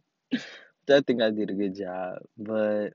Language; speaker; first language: English; native; English